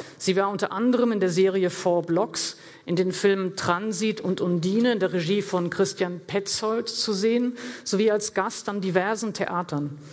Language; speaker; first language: German; native; German